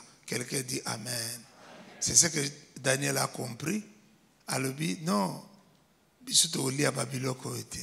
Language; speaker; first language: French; non-native, local second language; Lingala